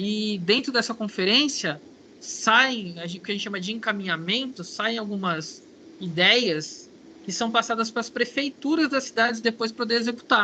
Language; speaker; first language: Portuguese; native; Portuguese